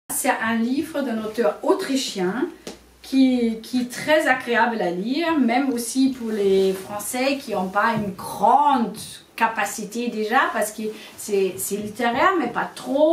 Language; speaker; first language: French; non-native, fluent; German